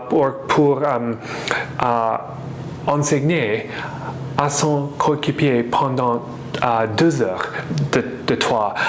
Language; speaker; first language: French; non-native, learner; English